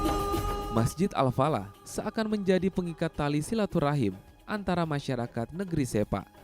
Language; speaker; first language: Indonesian; native; Indonesian